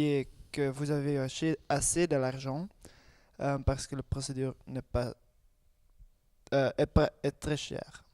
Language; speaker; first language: French; non-native, learner; Dutch